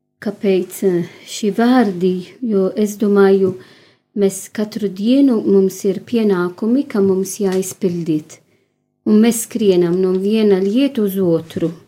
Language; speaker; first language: Latvian; non-native, learner; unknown